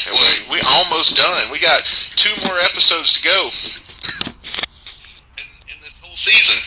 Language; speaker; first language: English; native; English